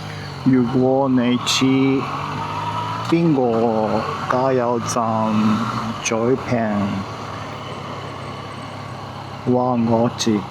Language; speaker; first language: Cantonese; non-native, learner; Japanese